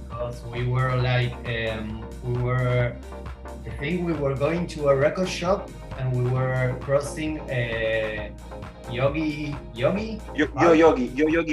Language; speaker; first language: English; non-native, fluent; Spanish